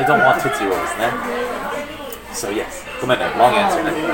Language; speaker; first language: English; native; English